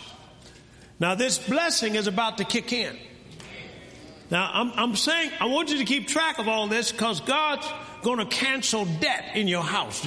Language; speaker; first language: English; native; English